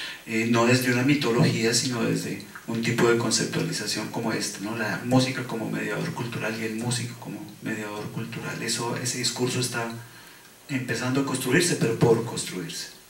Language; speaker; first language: Spanish; native; Spanish